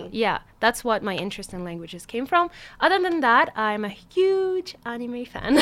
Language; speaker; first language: English; non-native, fluent; Arabic